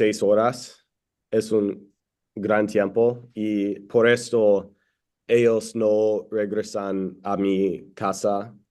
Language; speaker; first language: Spanish; non-native, learner; English